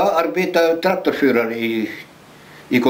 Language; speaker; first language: Swedish; early bilingual, heritage; Swedish